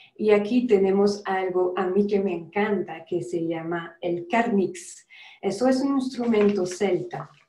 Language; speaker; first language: Spanish; non-native, fluent; French